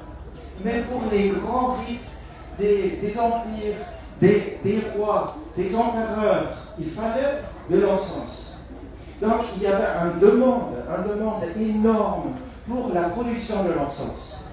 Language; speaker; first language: French; non-native, fluent; German